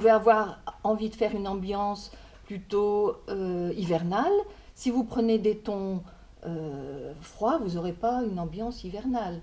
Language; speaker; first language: French; native; French